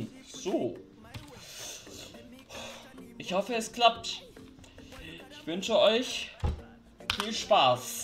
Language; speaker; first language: German; native; German